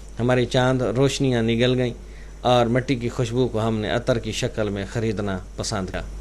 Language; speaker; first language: Urdu; non-native, local second language; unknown